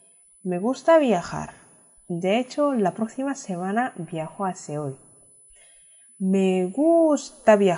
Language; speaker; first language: Spanish; non-native, fluent; Korean